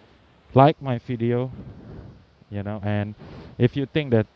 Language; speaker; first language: English; non-native, learner; Indonesian